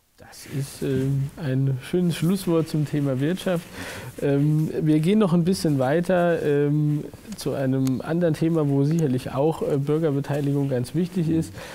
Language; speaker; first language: German; native; German